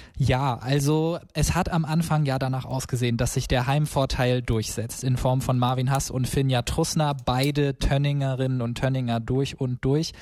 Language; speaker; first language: German; native; German